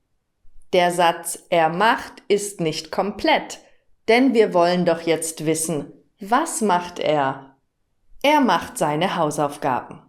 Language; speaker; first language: German; native; German